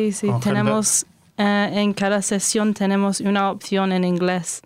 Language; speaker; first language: Spanish; non-native, fluent; English